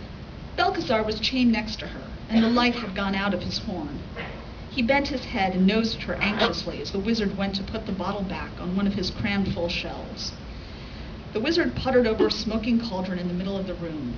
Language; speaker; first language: English; native; English